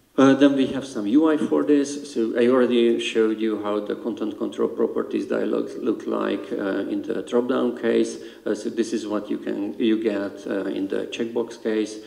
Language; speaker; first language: English; non-native, fluent; Hungarian